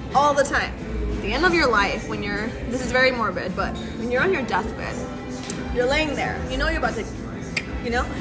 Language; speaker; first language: English; early bilingual, other home language; Spanish